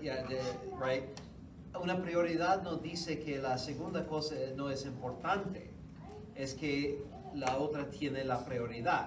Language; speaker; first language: Spanish; non-native, fluent; English